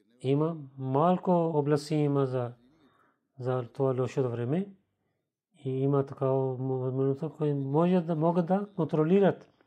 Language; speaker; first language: Bulgarian; non-native, learner; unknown